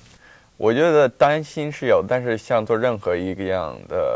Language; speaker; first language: Chinese; early bilingual, heritage; Chinese